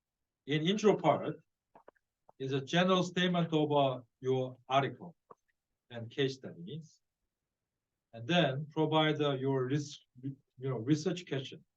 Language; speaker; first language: English; non-native, fluent; Korean